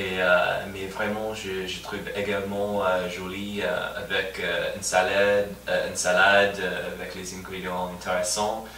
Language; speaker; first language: French; non-native, fluent; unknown